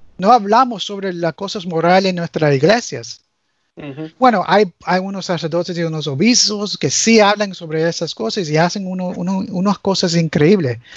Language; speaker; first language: Spanish; early bilingual, heritage; English